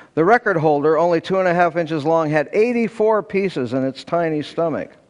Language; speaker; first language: English; native; English